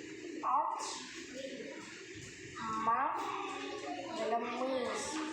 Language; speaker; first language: English; non-native, learner; Vietnamese